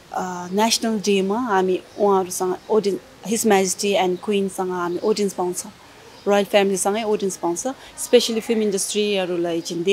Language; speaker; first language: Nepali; non-native, fluent; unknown